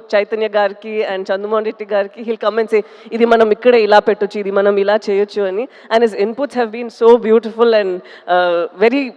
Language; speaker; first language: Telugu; non-native, fluent; Tamil